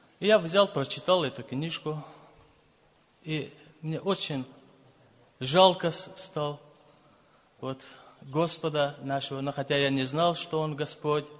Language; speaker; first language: Russian; non-native, local second language; Lezghian